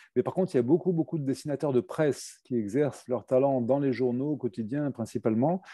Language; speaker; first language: French; native; French